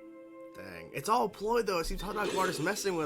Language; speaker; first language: English; native; English